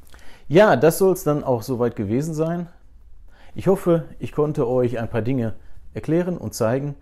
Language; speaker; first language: German; native; German